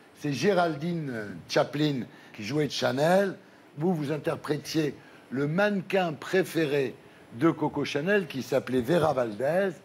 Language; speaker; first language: French; native; French